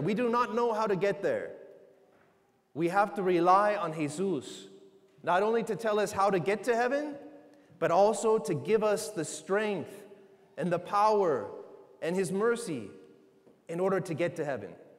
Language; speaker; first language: English; native; English